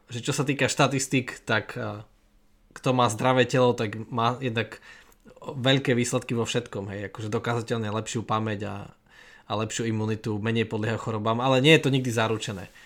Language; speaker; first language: Slovak; native; Slovak